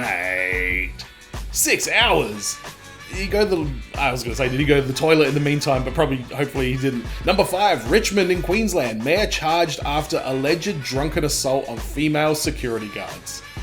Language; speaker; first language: English; native; English